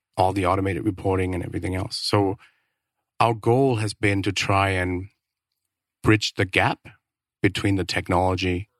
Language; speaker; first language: English; non-native, fluent; Danish